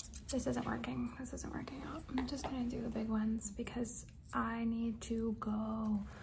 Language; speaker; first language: English; native; English